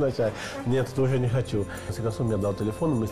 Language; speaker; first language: Russian; non-native, learner; Portuguese